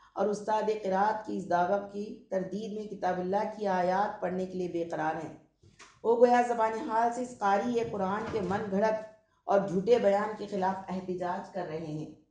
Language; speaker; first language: Urdu; native; Urdu